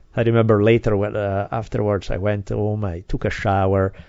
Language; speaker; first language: English; non-native, fluent; Italian